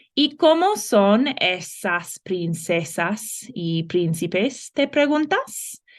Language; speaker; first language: Spanish; non-native, fluent; English